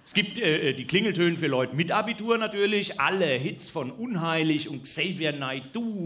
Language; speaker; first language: German; native; German